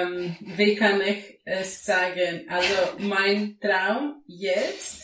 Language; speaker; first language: German; non-native, learner; Greek